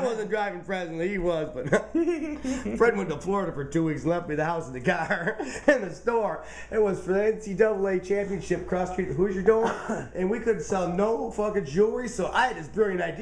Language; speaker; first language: English; native; English